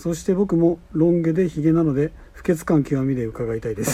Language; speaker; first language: Japanese; native; Japanese